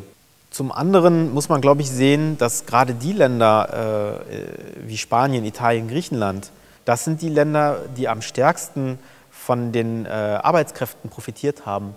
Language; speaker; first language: German; early bilingual, other home language; Turkish